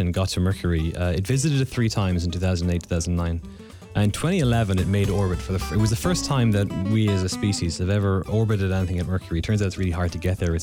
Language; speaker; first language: English; native; English